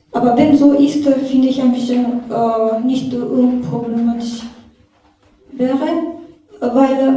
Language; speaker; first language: German; non-native, learner; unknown